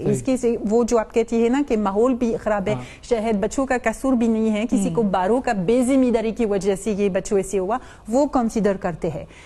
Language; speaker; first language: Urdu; non-native, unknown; French